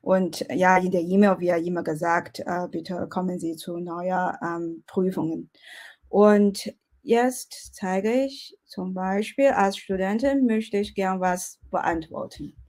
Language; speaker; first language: German; non-native, fluent; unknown